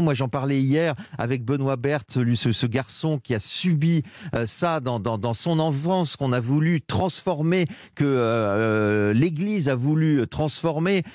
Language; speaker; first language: French; native; French